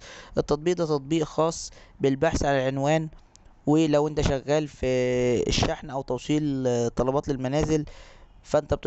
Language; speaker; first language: Arabic; native; Arabic